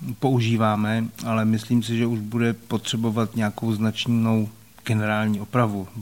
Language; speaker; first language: Czech; native; Czech